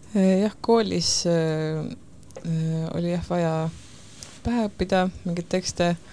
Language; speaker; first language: Estonian; native; Estonian